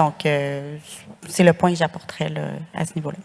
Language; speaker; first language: French; native; French